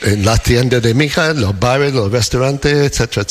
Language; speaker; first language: Spanish; non-native, fluent; English